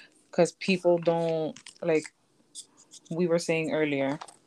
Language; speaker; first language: English; early bilingual, other home language; Spanish